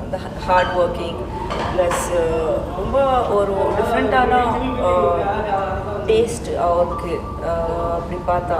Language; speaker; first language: Tamil; non-native, local second language; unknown